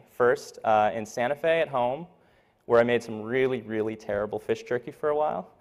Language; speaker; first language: English; native; English